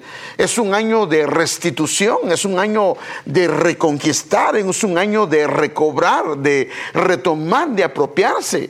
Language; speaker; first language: Spanish; native; Spanish